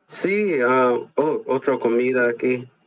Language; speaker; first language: Spanish; non-native, learner; English